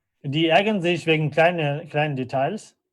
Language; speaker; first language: German; non-native, fluent; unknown